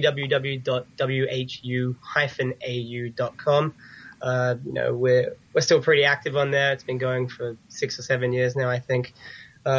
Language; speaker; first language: English; native; English